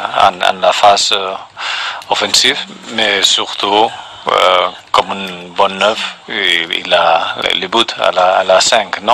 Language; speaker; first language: French; non-native, fluent; Spanish